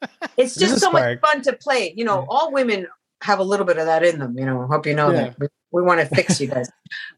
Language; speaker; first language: English; native; English